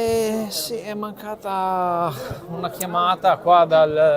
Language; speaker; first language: Italian; native; Italian